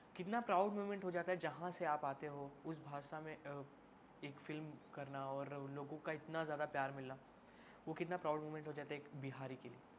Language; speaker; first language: Hindi; native; Hindi